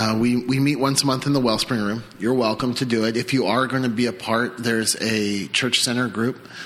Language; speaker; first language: English; native; English